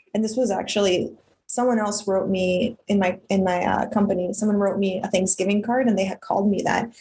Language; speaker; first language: English; early bilingual, other home language; Russian